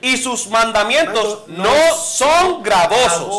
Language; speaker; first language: Spanish; native; Spanish